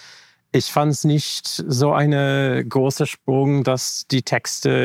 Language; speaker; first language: German; non-native, fluent; English